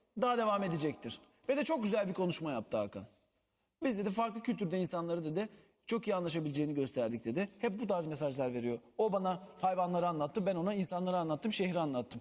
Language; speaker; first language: Turkish; native; Turkish